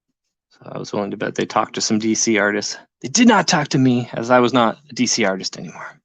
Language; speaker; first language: English; native; English